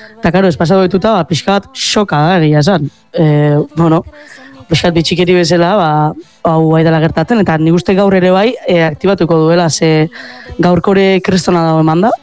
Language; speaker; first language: Basque; native; Basque